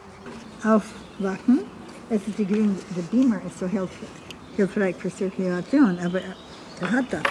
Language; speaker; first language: German; non-native, learner; English